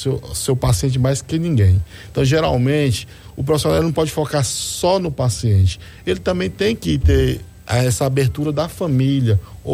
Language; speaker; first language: Portuguese; native; Portuguese